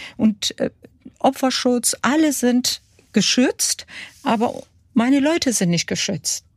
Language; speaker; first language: German; early bilingual, other home language; Kurdish